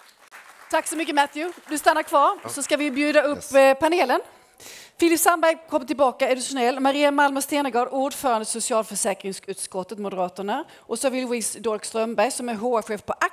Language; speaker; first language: Swedish; native; Swedish